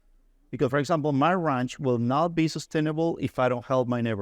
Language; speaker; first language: English; non-native, fluent; Spanish